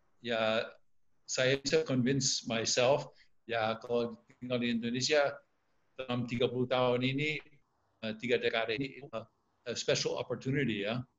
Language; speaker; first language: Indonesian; non-native, fluent; English